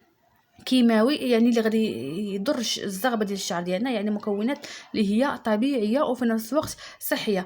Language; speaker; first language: Arabic; native; Arabic